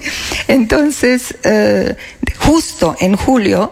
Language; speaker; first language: Spanish; non-native, learner; Serbian